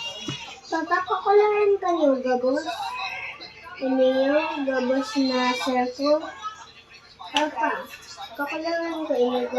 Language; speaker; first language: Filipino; non-native, local second language; Bikol